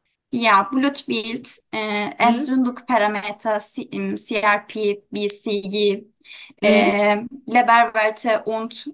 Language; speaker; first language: German; non-native, learner; Turkish